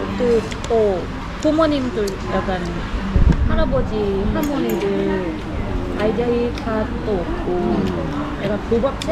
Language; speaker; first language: Korean; non-native, learner; Thai